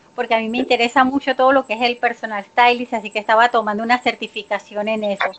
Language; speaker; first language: Spanish; native; Spanish